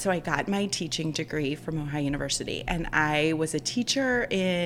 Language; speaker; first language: English; native; English